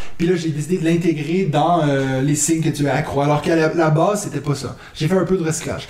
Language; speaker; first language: French; non-native, local second language; German